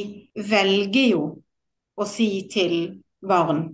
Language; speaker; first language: Norwegian; native; Norwegian